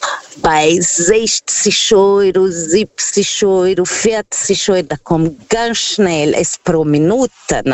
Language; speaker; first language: German; non-native, fluent; Portuguese